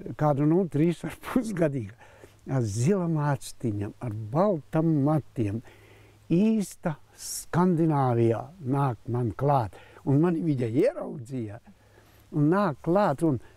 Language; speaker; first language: Latvian; non-native, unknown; Hungarian